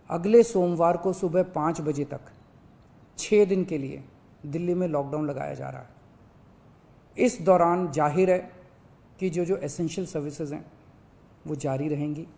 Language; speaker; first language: Hindi; native; Hindi